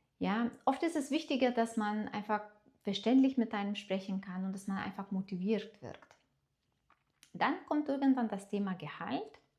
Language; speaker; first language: German; non-native, fluent; Lithuanian